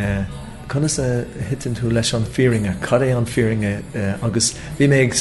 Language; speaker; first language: Irish; non-native, local second language; English